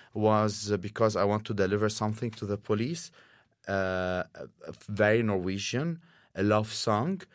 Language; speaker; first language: English; non-native, fluent; Arabic